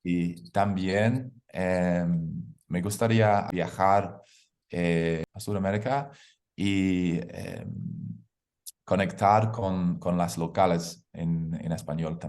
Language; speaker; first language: Spanish; non-native, learner; English